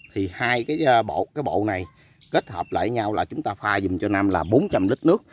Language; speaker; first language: Vietnamese; native; Vietnamese